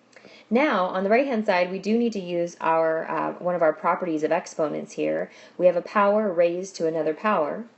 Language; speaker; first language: English; native; English